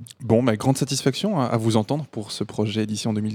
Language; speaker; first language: French; native; French